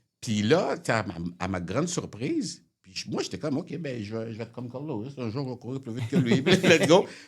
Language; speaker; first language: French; early bilingual, other home language; Haitian Creole